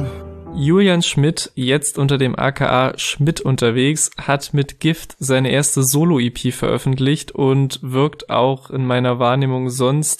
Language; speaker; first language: German; native; German